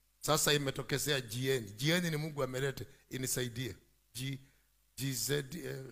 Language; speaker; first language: Swahili; non-native, local second language; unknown